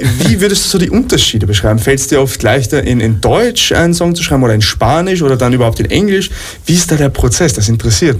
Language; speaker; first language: German; native; German